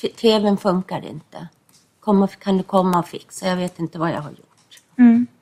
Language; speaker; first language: Swedish; non-native, fluent; English